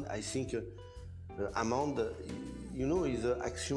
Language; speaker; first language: English; non-native, learner; French